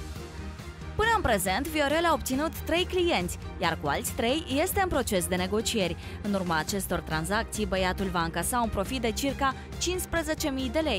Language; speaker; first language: Romanian; native; Romanian